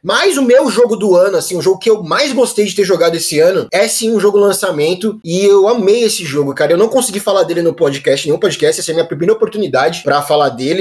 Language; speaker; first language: Portuguese; native; Portuguese